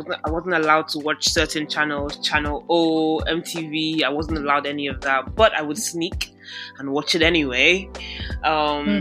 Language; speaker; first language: English; non-native, local second language; Yoruba